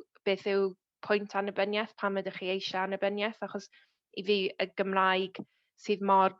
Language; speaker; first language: Welsh; native; Welsh